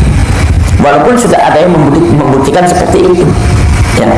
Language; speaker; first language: Indonesian; native; Indonesian